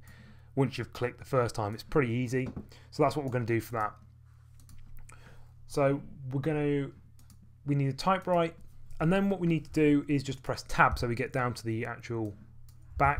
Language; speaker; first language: English; native; English